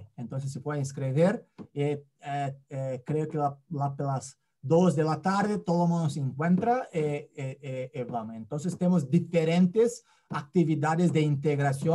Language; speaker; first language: Spanish; non-native, fluent; Portuguese